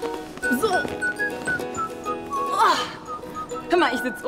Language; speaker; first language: German; native; German